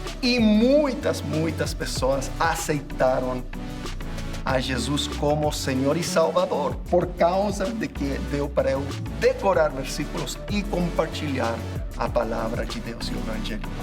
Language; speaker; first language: Portuguese; non-native, fluent; English